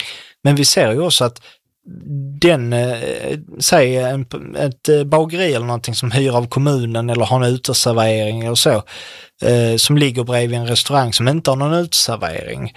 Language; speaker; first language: Swedish; native; Swedish